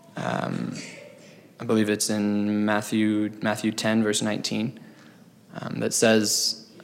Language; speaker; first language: English; native; English